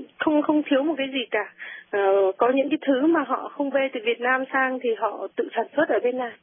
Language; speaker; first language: Vietnamese; native; Vietnamese